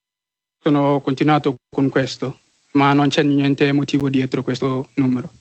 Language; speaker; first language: Italian; non-native, learner; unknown